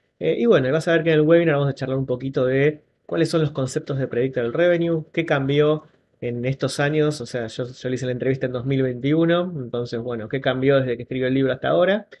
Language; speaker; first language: Spanish; native; Spanish